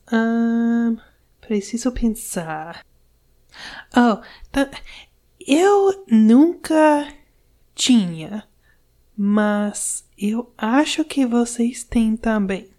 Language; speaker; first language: Portuguese; non-native, learner; English